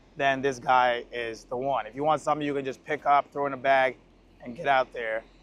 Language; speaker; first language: English; native; English